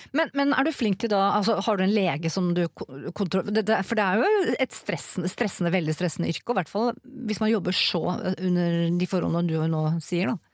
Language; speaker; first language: Norwegian; native; Norwegian